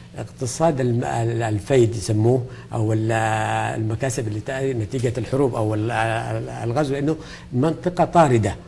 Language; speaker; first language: Arabic; native; Arabic